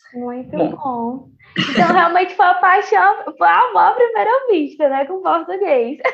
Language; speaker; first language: Portuguese; native; Portuguese